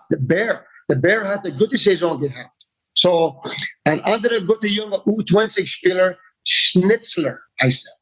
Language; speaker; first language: German; non-native, learner; English